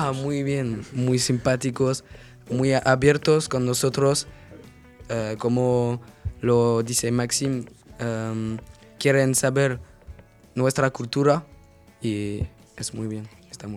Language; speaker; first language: Spanish; non-native, learner; French